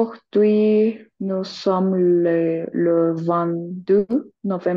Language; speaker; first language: French; non-native, learner; Spanish